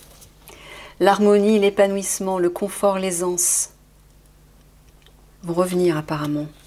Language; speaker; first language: French; native; French